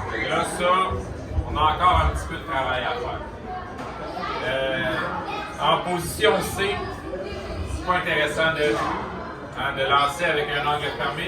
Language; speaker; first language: French; native; French